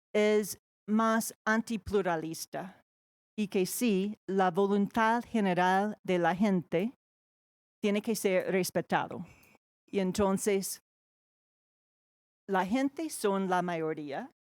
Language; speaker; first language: Spanish; non-native, fluent; English